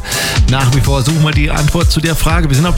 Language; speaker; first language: German; native; German